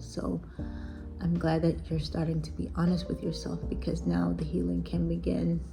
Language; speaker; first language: English; native; English